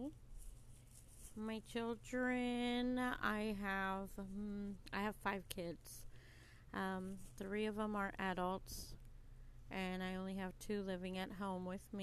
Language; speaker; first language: English; native; English